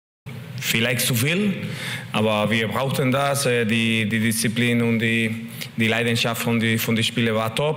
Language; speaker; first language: German; non-native, learner; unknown